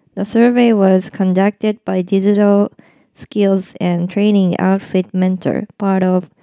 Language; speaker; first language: English; non-native, fluent; Japanese